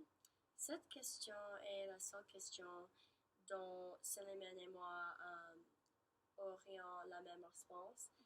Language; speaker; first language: French; non-native, learner; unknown